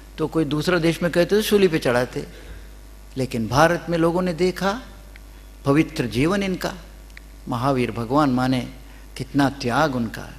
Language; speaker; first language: Hindi; non-native, local second language; Kannada